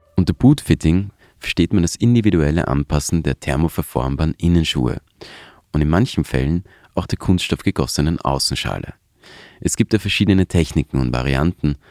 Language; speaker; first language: German; native; German